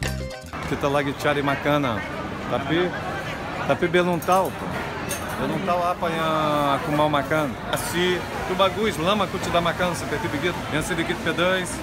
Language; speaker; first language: Indonesian; non-native, learner; Portuguese